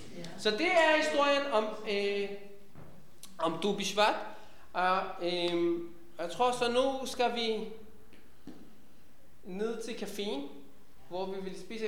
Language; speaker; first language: Danish; non-native, fluent; Hebrew